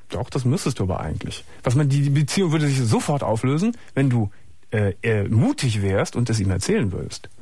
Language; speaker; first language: German; native; German